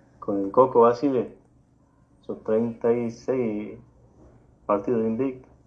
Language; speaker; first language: Spanish; native; Spanish